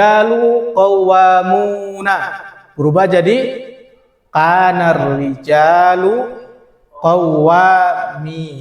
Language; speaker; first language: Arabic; non-native, fluent; Indonesian